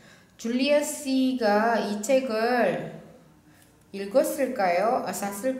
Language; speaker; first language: Korean; non-native, fluent; Indonesian